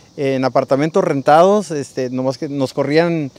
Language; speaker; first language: Spanish; native; Spanish